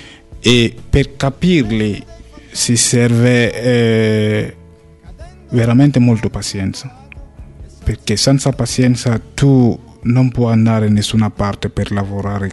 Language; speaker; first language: Italian; non-native, fluent; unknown